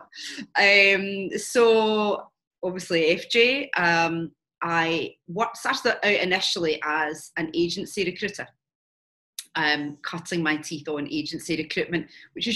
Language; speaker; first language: English; native; English